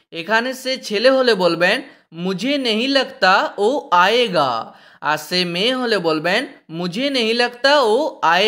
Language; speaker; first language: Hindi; non-native, fluent; Bangla